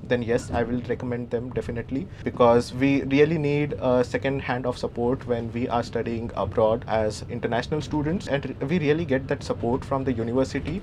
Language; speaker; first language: English; non-native, local second language; Marathi